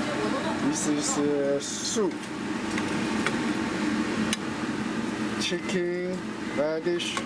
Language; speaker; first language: English; non-native, learner; Chinese